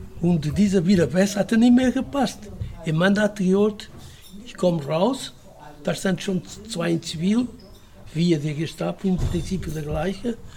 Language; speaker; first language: German; non-native, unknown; Portuguese